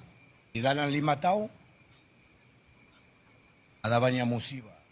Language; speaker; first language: Indonesian; non-native, fluent; Spanish